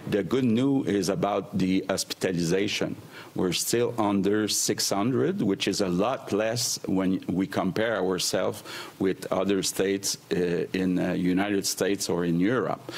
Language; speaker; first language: English; non-native, fluent; French